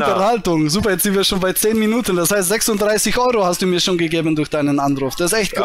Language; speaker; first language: German; native; German